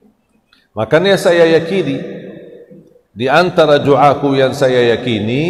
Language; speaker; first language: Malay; non-native, fluent; Arabic